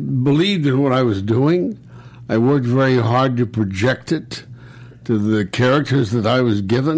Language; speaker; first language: English; native; English